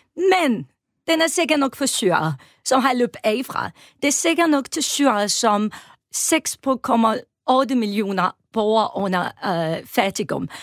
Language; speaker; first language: Danish; non-native, fluent; Arabic